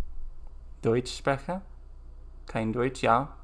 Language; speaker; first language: German; non-native, learner; English